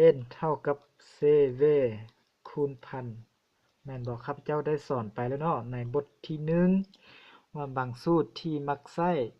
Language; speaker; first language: Lao; non-native, local second language; Hmong